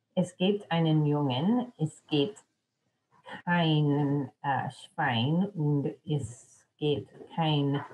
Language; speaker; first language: German; non-native, learner; English